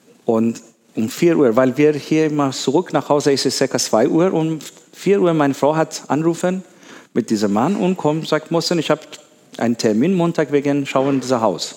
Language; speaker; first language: German; non-native, learner; Persian